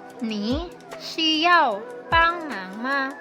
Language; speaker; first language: Chinese; non-native, fluent; Indonesian